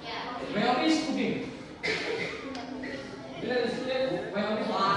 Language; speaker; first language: English; non-native, learner; Indonesian